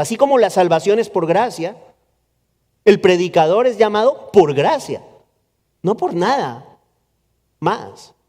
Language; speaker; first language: Spanish; native; Spanish